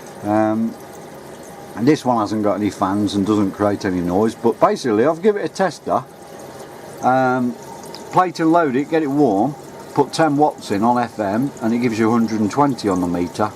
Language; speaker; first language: English; native; English